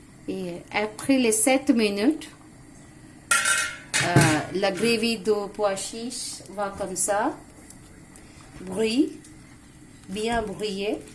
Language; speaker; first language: French; non-native, learner; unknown